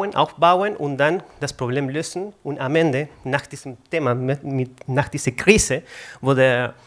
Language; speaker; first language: German; non-native, fluent; Spanish